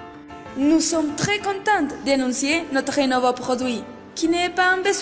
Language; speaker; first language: French; non-native, learner; Spanish